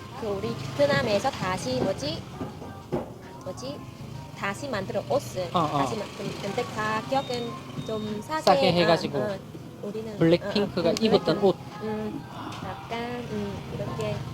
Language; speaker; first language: Korean; non-native, learner; Vietnamese